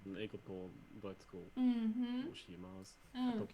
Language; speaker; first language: Japanese; non-native, learner; English